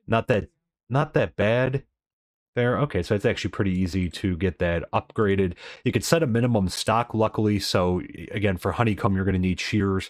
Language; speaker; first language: English; native; English